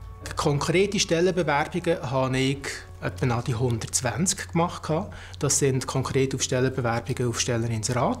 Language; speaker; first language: German; native; German